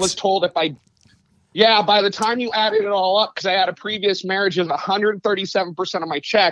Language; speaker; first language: English; native; English